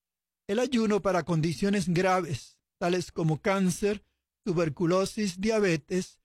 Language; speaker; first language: Spanish; native; Spanish